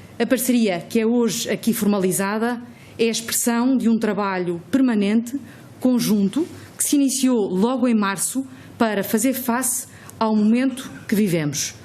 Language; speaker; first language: Portuguese; native; Portuguese